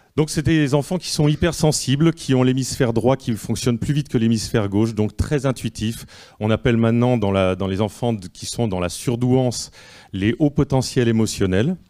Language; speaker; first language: French; native; French